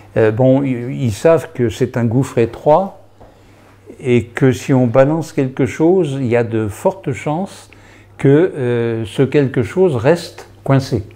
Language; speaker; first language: French; native; French